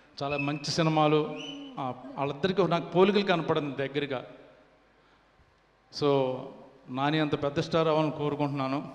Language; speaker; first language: Telugu; native; Telugu